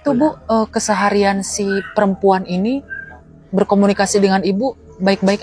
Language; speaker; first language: Indonesian; native; Indonesian